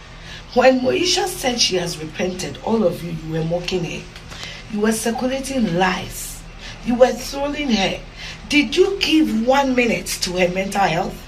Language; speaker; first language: English; non-native, local second language; Akan